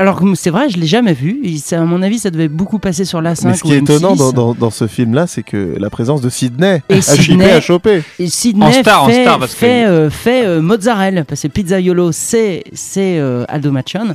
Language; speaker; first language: French; native; French